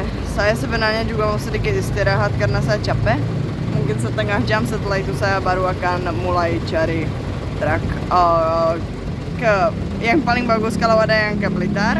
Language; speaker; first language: Indonesian; non-native, fluent; Czech